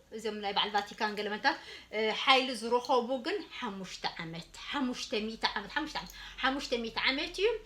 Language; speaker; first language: Tigrinya; early bilingual, heritage; Tigrinya